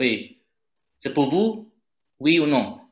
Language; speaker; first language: French; non-native, learner; Vietnamese